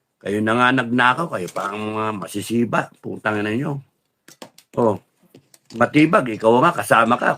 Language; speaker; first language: Filipino; native; Filipino